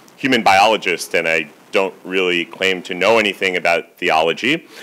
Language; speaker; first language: English; native; English